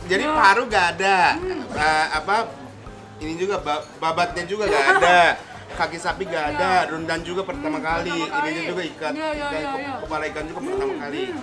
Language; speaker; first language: Indonesian; non-native, fluent; Japanese